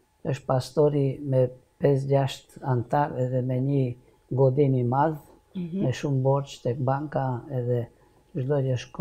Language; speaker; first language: Albanian; non-native, learner; Hungarian